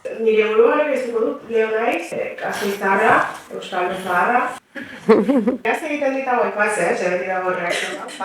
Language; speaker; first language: Basque; early bilingual, other home language; Spanish